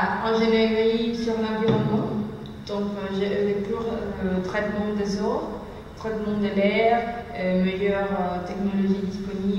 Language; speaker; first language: French; non-native, learner; Spanish